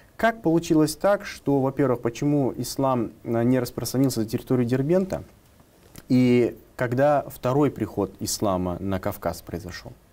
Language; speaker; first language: Russian; non-native, local second language; Tatar